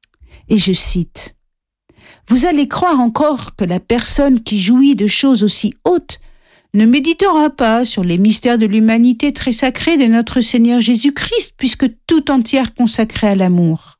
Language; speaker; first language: French; native; French